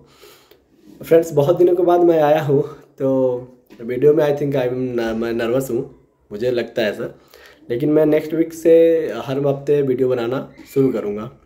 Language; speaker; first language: Hindi; native; Hindi